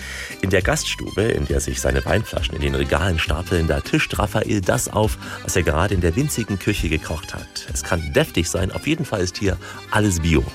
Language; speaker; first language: German; native; German